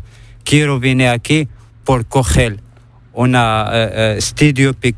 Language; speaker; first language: Spanish; non-native, learner; Arabic